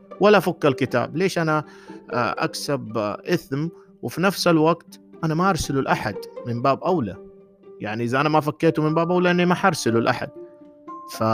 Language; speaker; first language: Arabic; native; Arabic